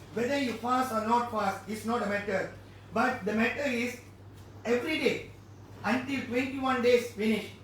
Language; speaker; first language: English; non-native, local second language; Tamil